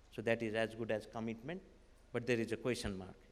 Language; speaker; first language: English; non-native, local second language; Nepali